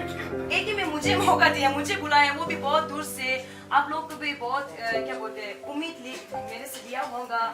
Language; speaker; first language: Hindi; non-native, local second language; Tibetan